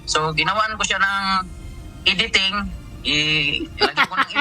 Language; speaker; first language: Filipino; native; Filipino